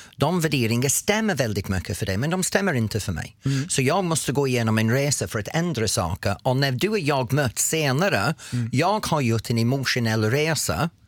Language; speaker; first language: Swedish; non-native, fluent; English